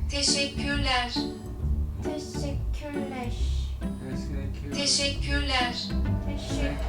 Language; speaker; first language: Turkish; non-native, learner; Korean